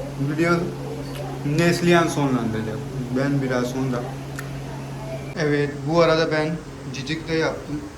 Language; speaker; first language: Turkish; non-native, learner; Urdu